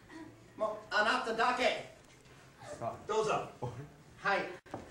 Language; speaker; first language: Japanese; non-native, learner; English